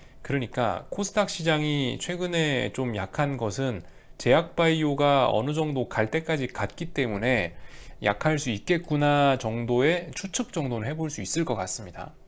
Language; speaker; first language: Korean; native; Korean